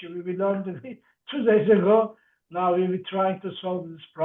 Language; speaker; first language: English; non-native, learner; Turkish